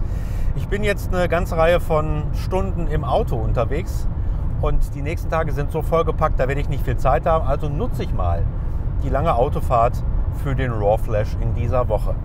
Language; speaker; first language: German; native; German